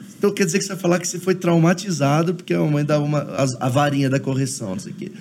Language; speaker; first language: Portuguese; native; Portuguese